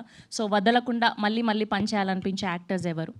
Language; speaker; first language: Telugu; native; Telugu